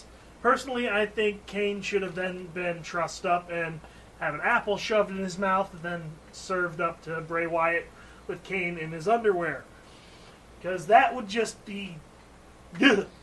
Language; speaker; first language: English; native; English